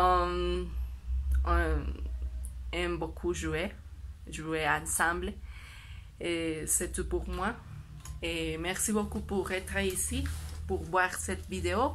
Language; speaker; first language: French; non-native, learner; Spanish